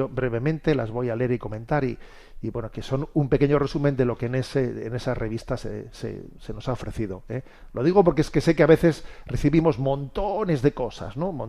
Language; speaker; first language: Spanish; native; Spanish